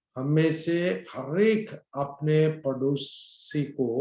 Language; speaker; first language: Hindi; non-native, local second language; Malayalam